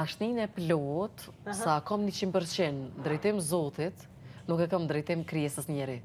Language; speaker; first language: Albanian; native; Albanian